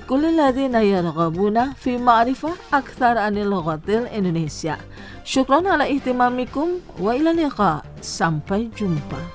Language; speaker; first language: Arabic; non-native, fluent; Indonesian